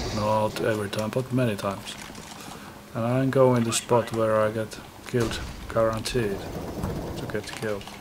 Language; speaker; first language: English; non-native, fluent; Finnish